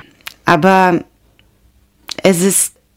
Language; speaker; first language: German; non-native, learner; Ukrainian